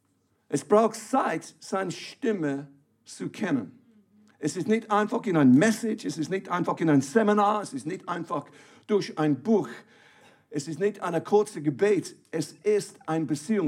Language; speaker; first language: German; non-native, fluent; English